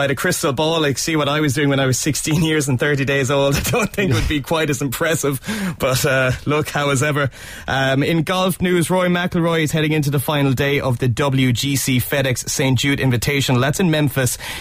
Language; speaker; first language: English; native; English